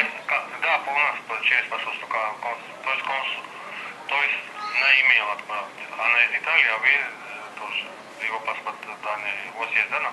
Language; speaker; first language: Russian; native; Russian